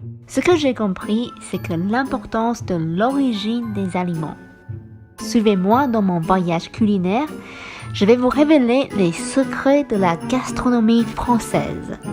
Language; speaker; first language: French; non-native, fluent; Chinese